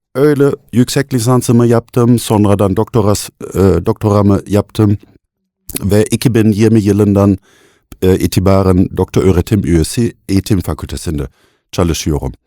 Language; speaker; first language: Turkish; non-native, fluent; German